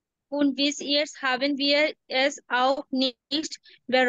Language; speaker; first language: German; non-native, learner; Bangla